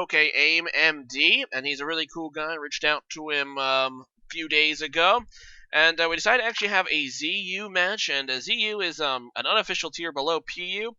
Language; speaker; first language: English; native; English